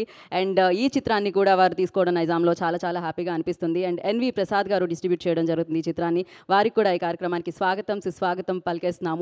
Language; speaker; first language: Telugu; native; Telugu